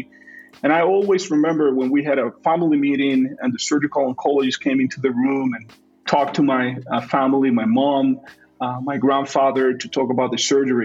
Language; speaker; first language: English; non-native, fluent; Spanish